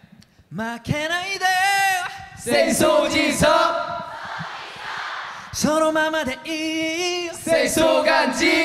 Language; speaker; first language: Japanese; non-native, learner; Korean